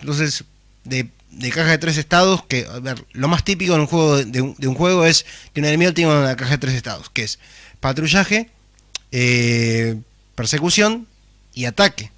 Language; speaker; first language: Spanish; native; Spanish